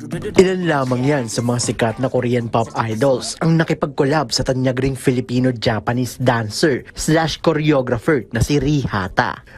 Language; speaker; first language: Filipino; native; Filipino